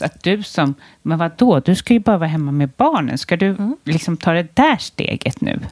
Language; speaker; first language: Swedish; native; Swedish